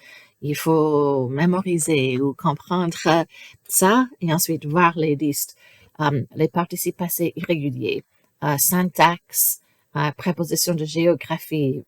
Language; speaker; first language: French; non-native, fluent; English